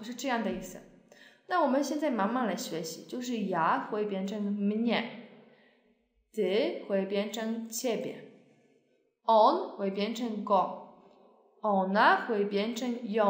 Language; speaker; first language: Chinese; non-native, fluent; Polish